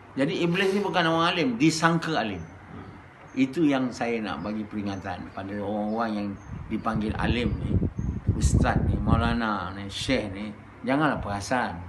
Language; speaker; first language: Malay; native; Malay